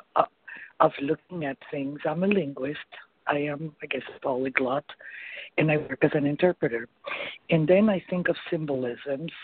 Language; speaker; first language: English; non-native, fluent; Spanish